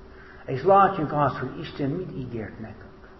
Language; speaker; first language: Hungarian; non-native, fluent; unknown